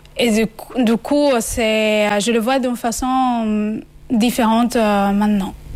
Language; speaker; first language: French; non-native, fluent; Spanish